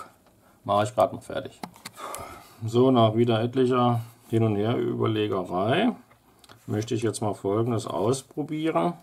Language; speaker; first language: German; native; German